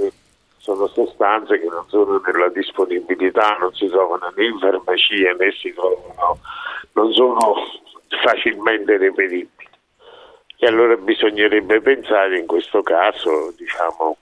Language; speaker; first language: Italian; native; Italian